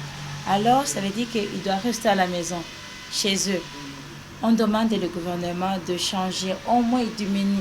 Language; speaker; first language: French; non-native, local second language; Rundi